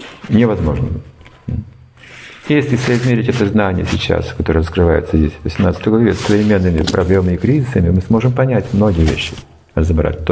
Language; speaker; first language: Russian; native; Russian